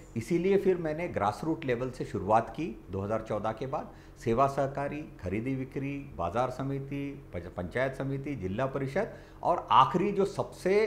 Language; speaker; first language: Hindi; non-native, local second language; Marathi